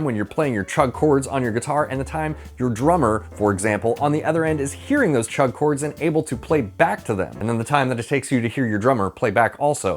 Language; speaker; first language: English; native; English